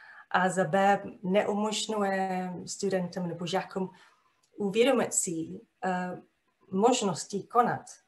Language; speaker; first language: Czech; non-native, fluent; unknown